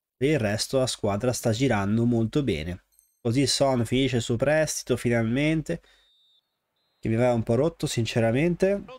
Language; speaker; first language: Italian; native; Italian